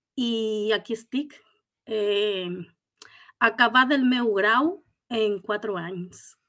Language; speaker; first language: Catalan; non-native, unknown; Spanish